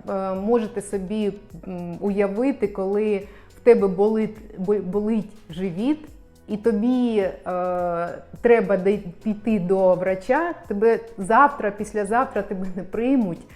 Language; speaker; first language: Ukrainian; non-native, local second language; Russian